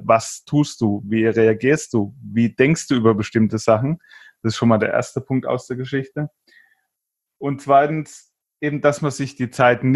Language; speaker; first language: German; native; German